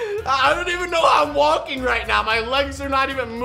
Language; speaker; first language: English; native; English